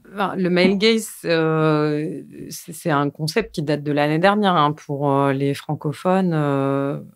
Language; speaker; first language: French; native; French